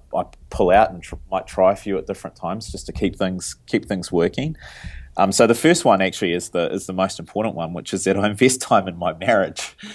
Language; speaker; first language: English; native; English